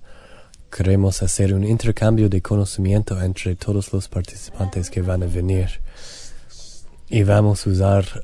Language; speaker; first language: Spanish; non-native, learner; English